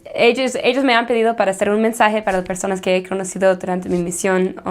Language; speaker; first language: Spanish; early bilingual, other home language; English